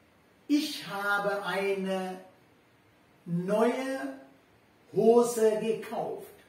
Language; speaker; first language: German; non-native, fluent; Sinhala